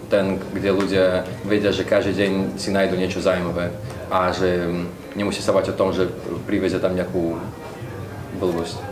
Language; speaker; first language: Slovak; non-native, fluent; Russian